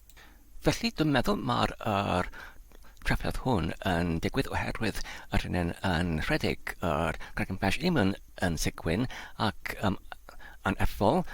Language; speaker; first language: Welsh; non-native, learner; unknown